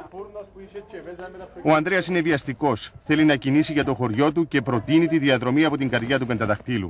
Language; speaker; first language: Greek; native; Greek